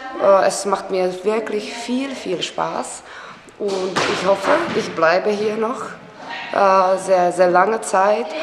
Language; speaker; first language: German; non-native, fluent; Czech